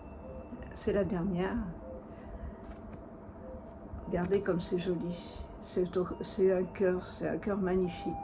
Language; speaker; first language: French; native; French